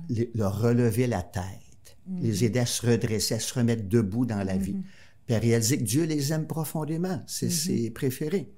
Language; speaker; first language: French; native; French